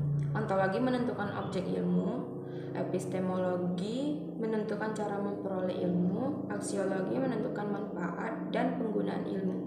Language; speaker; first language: Indonesian; native; Indonesian